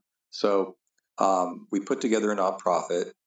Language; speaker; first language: English; native; English